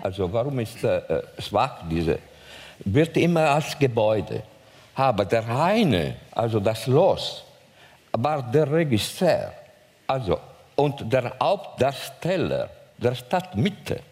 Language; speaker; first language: German; non-native, fluent; Italian